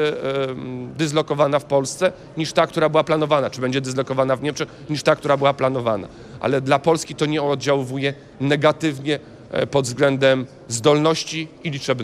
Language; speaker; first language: Polish; native; Polish